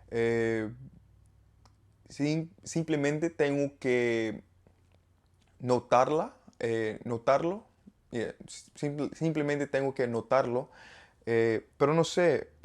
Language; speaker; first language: Spanish; non-native, learner; English